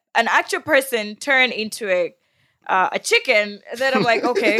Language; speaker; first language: English; non-native, local second language; Swahili